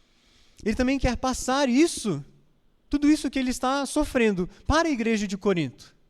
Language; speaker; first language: Portuguese; native; Portuguese